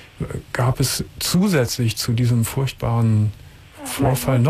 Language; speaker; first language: German; native; German